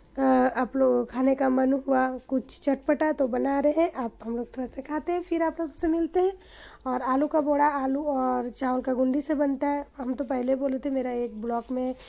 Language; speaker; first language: Hindi; non-native, local second language; Bangla